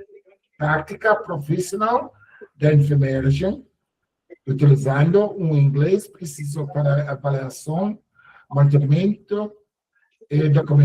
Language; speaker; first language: Portuguese; non-native, learner; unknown